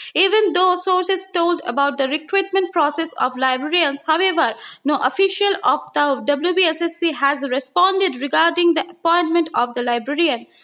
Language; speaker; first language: English; non-native, local second language; Bangla